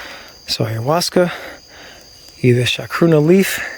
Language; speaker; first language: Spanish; non-native, learner; English